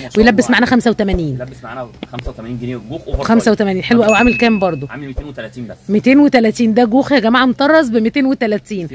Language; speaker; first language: Arabic; native; Arabic